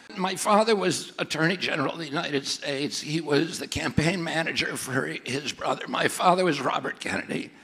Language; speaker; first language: English; native; English